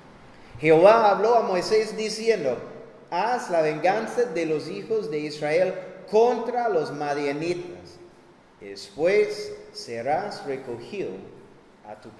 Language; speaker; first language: Spanish; non-native, fluent; English